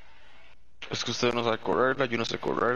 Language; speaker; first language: Spanish; native; Spanish